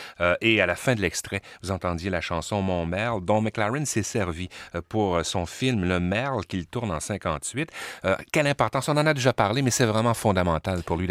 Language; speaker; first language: French; native; French